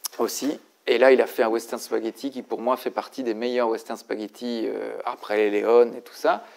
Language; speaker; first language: French; native; French